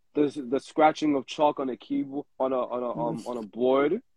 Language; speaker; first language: English; native; English